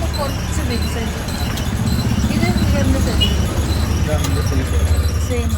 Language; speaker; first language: Malayalam; non-native, learner; Telugu